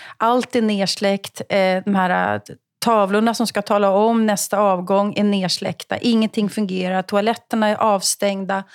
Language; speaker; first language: Swedish; native; Swedish